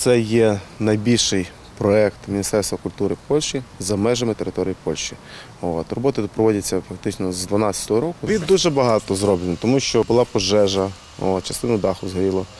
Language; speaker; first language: Ukrainian; native; Ukrainian